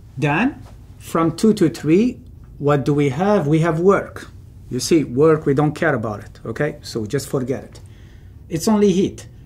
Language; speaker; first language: English; non-native, fluent; Arabic